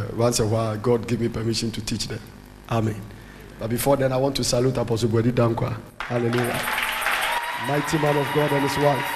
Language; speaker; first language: English; non-native, local second language; Akan